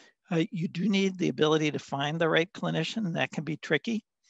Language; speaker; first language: English; native; English